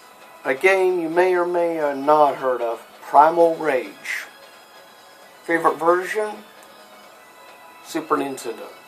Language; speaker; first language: English; native; English